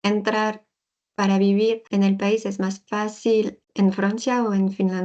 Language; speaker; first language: Spanish; non-native, learner; French